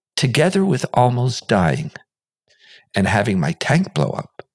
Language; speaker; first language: English; non-native, fluent; Hebrew